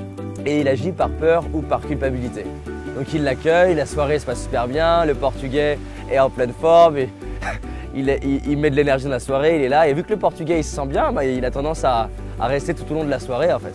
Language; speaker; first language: French; native; French